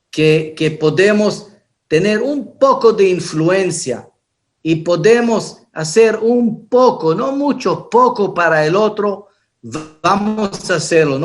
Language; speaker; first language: Spanish; non-native, fluent; Hebrew